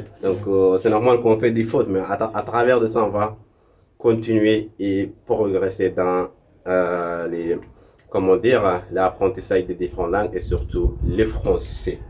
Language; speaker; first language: French; non-native, local second language; Arabic